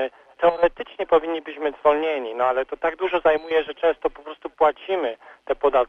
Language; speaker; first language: Polish; native; Polish